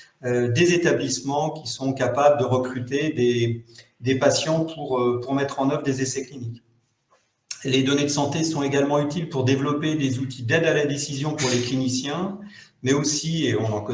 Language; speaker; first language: French; native; French